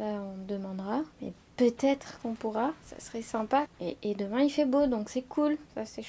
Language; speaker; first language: French; native; French